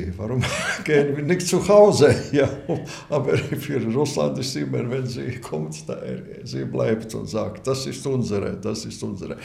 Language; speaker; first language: German; non-native, learner; Latvian